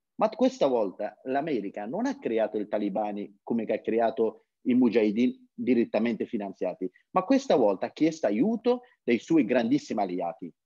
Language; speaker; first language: Italian; non-native, fluent; Persian